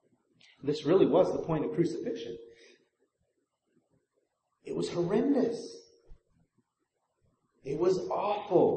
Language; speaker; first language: English; native; English